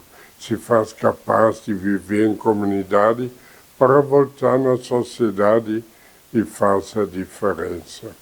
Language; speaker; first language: Portuguese; non-native, fluent; German